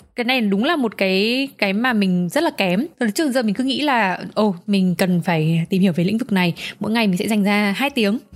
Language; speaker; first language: Vietnamese; native; Vietnamese